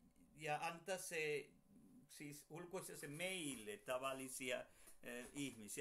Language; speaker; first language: Finnish; non-native, fluent; Spanish